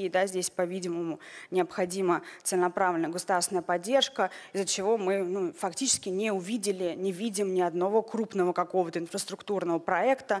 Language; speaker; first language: Russian; native; Russian